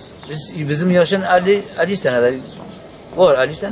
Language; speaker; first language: Turkish; non-native, local second language; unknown